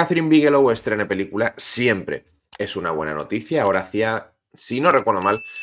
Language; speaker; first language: Spanish; native; Spanish